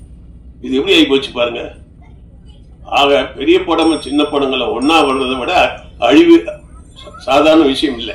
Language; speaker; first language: Tamil; native; Tamil